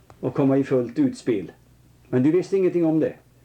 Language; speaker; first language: Swedish; native; Swedish